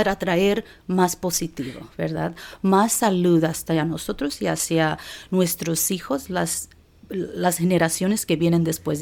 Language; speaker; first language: Spanish; early bilingual, heritage; Spanish